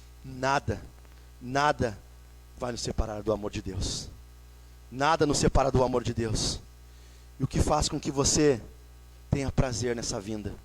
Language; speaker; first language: Portuguese; native; Portuguese